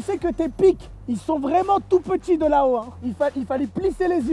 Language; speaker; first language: French; native; French